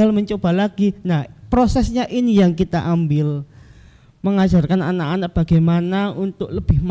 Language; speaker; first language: Indonesian; native; Indonesian